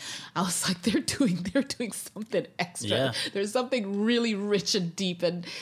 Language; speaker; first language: English; native; English